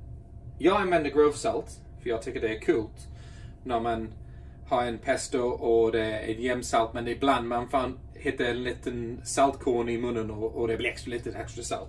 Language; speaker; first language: Swedish; non-native, fluent; English